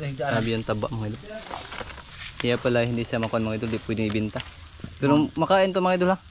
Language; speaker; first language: Filipino; non-native, local second language; Kinaray-a